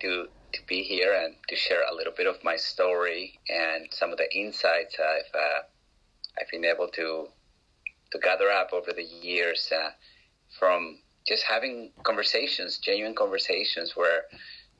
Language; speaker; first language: English; non-native, fluent; Spanish